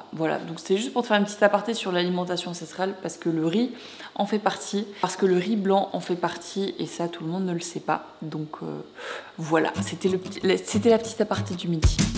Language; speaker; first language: French; native; French